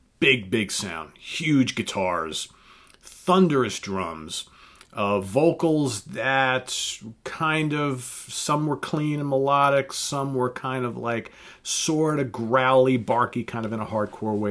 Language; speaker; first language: English; native; English